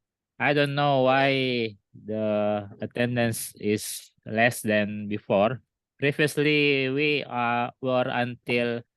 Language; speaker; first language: English; non-native, learner; Indonesian